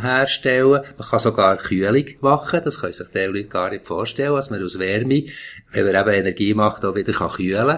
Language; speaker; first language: German; native; German